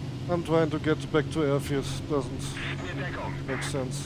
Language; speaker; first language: English; non-native, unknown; German